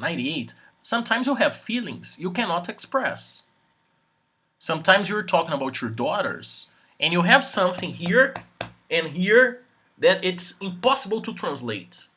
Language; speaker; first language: English; non-native, fluent; Portuguese